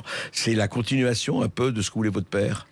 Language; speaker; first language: French; native; French